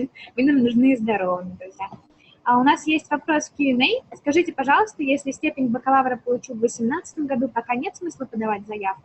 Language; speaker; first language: Russian; native; Russian